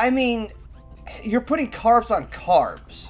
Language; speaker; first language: English; native; English